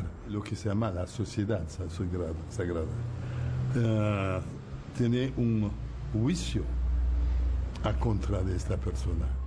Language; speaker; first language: Spanish; non-native, fluent; Haitian Creole